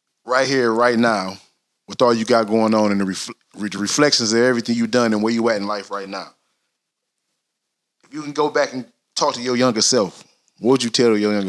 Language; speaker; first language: English; native; English